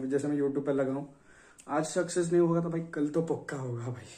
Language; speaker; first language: Hindi; non-native, local second language; Odia